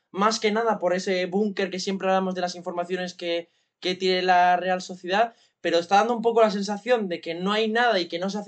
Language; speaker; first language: Spanish; native; Spanish